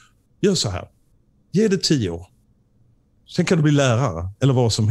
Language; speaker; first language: Swedish; native; Swedish